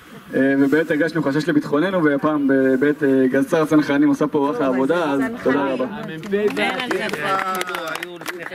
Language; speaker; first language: Hebrew; native; Hebrew